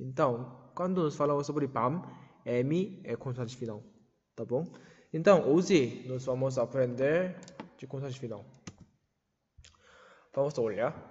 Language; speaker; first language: Portuguese; non-native, learner; Korean